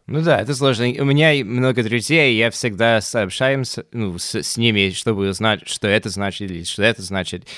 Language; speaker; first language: Russian; non-native, fluent; English